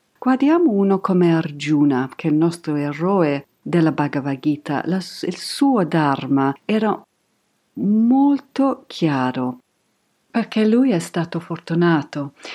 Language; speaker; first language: Italian; non-native, fluent; English